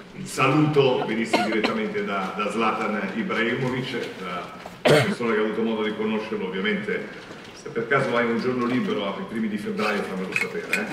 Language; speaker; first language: Italian; native; Italian